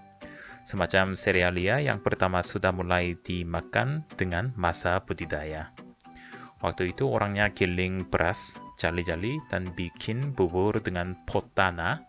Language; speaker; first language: Indonesian; non-native, fluent; Korean